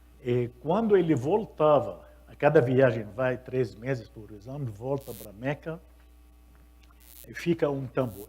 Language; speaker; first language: Portuguese; non-native, fluent; Arabic